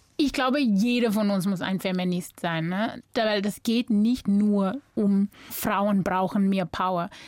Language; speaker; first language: German; non-native, fluent; English